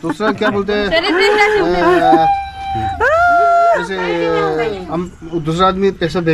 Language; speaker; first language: Hindi; non-native, local second language; Tibetan